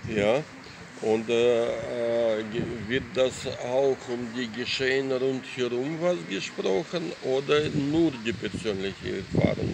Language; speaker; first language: German; non-native, fluent; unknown